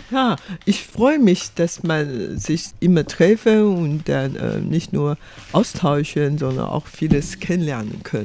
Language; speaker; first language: German; non-native, fluent; Chinese